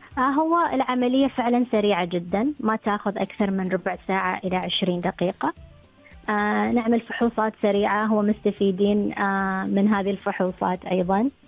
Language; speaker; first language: Arabic; native; Arabic